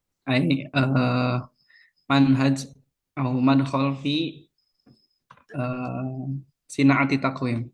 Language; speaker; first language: Arabic; non-native, local second language; Indonesian